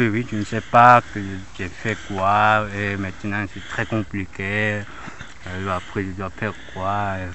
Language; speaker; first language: French; non-native, learner; Korean